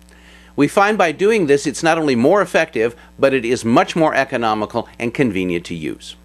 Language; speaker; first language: English; native; English